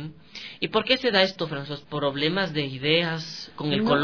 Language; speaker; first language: Spanish; native; Spanish